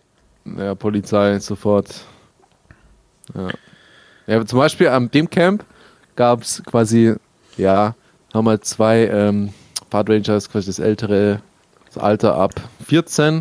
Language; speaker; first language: German; native; German